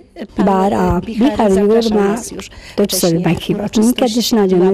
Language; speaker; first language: Hungarian; non-native, learner; Polish